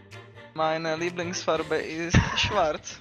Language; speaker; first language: German; non-native, learner; Czech